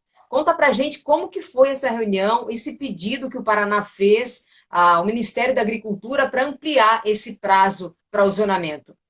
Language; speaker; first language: Portuguese; native; Portuguese